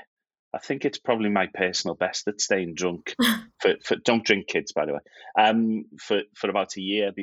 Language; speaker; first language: English; native; English